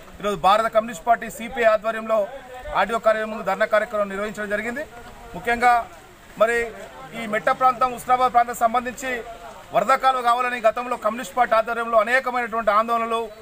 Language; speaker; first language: Telugu; native; Telugu